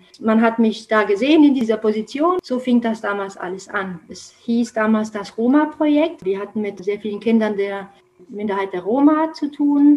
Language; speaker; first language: German; non-native, fluent; Romanian